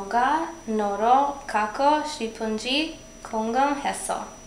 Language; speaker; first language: Korean; non-native, learner; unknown